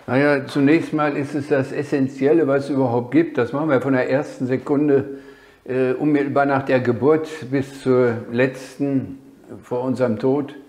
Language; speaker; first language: German; native; German